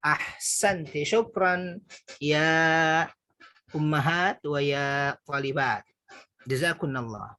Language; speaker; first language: Arabic; non-native, fluent; Indonesian